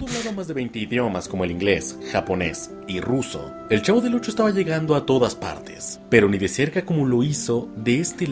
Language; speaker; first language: Spanish; native; Spanish